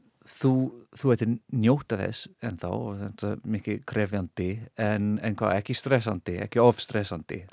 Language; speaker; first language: Icelandic; non-native, fluent; English